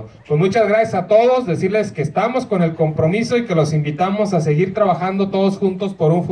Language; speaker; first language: Spanish; native; Spanish